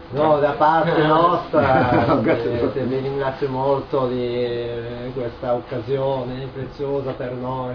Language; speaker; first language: Italian; non-native, learner; Japanese